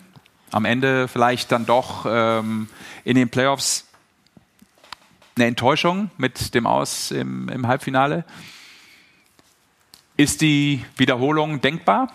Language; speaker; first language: German; native; German